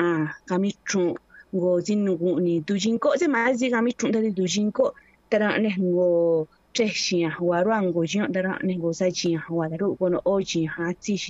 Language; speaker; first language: Spanish; non-native, local second language; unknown